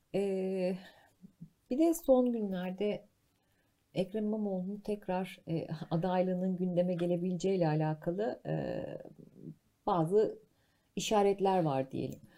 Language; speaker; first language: Turkish; native; Turkish